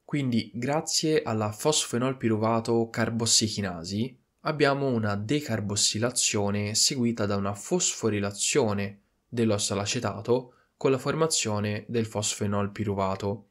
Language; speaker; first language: Italian; native; Italian